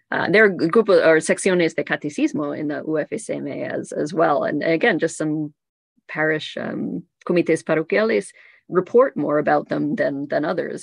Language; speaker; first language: English; native; English